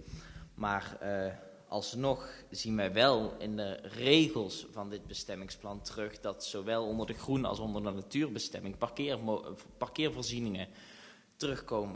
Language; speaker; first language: Dutch; native; Dutch